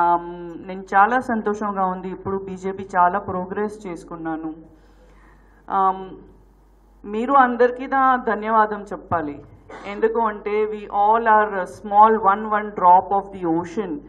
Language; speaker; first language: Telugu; non-native, learner; Gujarati